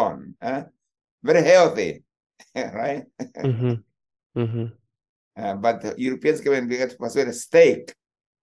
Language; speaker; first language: English; non-native, local second language; Kikuyu